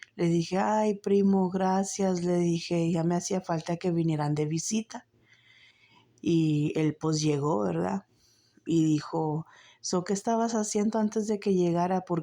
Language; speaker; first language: Spanish; early bilingual, heritage; Spanish